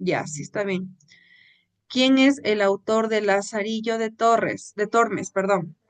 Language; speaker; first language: Spanish; native; Spanish